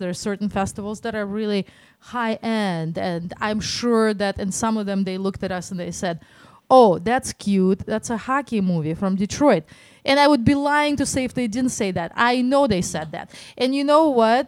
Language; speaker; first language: English; non-native, fluent; Russian